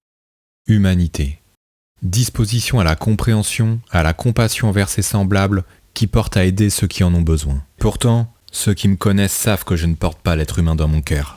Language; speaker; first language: French; native; French